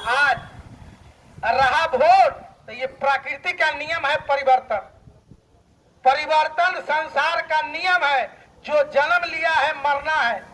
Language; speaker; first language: Hindi; native; Hindi